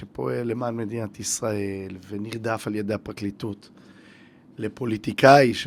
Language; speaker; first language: Hebrew; native; Hebrew